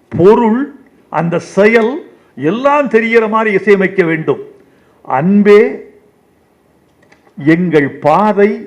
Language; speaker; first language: Tamil; native; Tamil